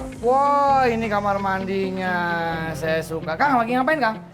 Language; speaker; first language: Indonesian; native; Indonesian